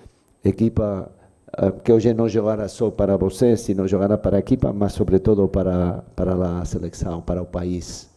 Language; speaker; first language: Portuguese; non-native, learner; Spanish